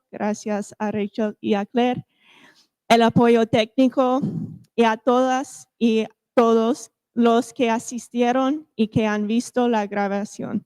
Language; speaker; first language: Spanish; non-native, fluent; English